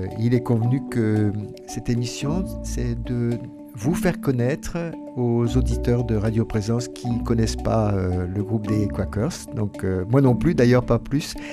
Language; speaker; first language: French; native; French